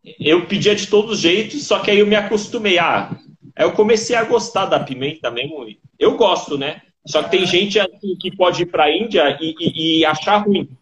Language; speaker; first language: Portuguese; native; Portuguese